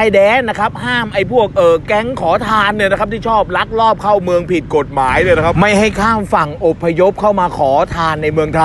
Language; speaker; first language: Thai; native; Thai